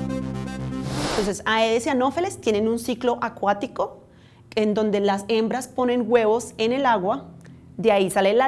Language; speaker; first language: Spanish; native; Spanish